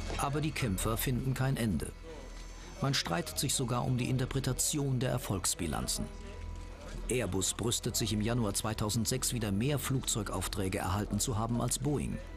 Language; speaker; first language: German; native; German